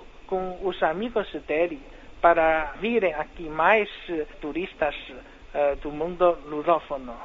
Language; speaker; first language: Portuguese; non-native, fluent; Chinese